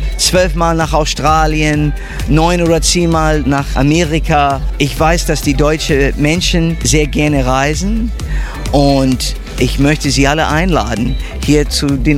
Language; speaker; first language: German; non-native, fluent; English